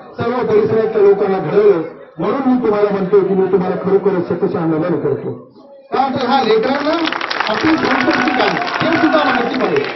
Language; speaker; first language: Marathi; non-native, local second language; Lambadi